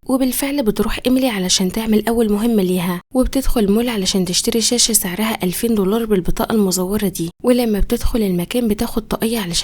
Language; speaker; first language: Arabic; native; Arabic